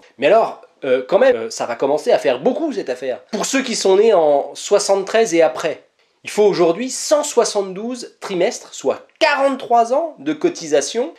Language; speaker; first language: French; native; French